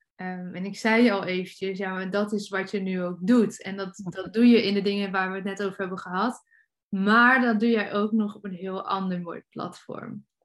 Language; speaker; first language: Dutch; native; Dutch